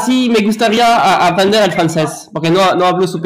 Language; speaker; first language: Spanish; non-native, learner; French